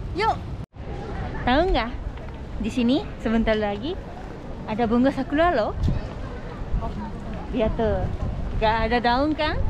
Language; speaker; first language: Indonesian; non-native, fluent; Japanese